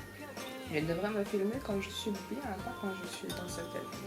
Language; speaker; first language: French; native; French